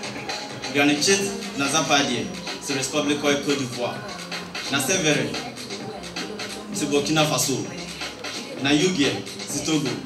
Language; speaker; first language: Russian; non-native, learner; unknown